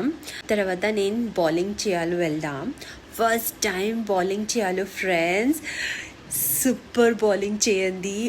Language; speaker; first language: Telugu; non-native, learner; Kannada